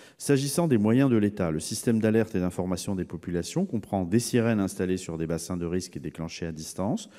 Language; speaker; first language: French; native; French